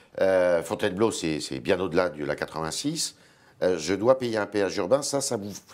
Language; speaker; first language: French; native; French